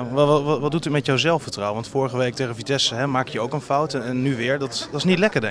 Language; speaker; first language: Dutch; native; Dutch